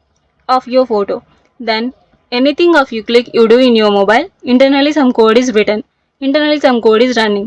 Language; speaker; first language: English; non-native, local second language; Telugu